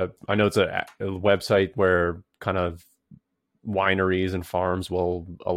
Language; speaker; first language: English; native; English